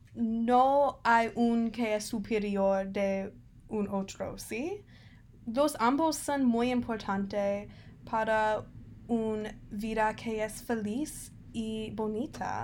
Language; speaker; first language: Spanish; non-native, learner; English